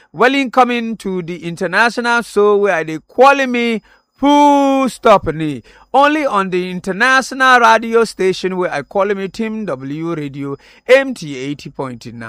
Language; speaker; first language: Nigerian Pidgin; non-native, local second language; Akan